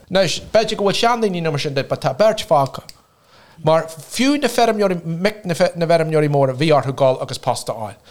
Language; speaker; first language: Irish; non-native, local second language; English